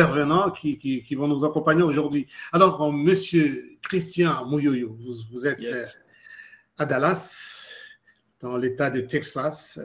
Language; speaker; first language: French; non-native, local second language; Lingala